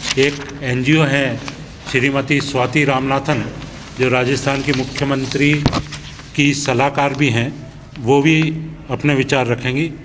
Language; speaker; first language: Hindi; native; Hindi